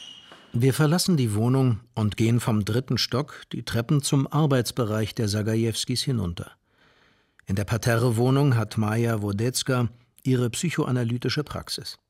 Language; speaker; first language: German; native; German